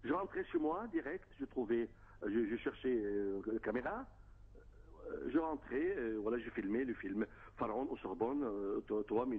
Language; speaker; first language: French; non-native, fluent; Arabic